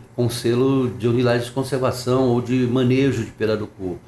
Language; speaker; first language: Portuguese; native; Portuguese